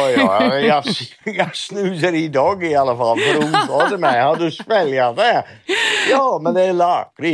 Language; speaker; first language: Swedish; non-native, fluent; Dutch